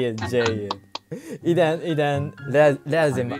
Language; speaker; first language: Arabic; non-native, learner; Japanese